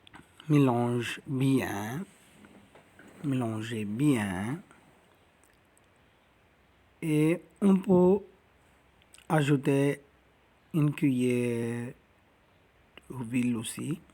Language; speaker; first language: French; non-native, learner; Tamil